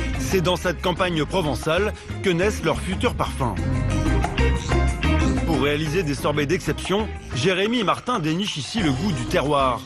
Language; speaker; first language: French; native; French